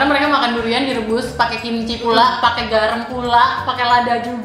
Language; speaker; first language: Indonesian; native; Indonesian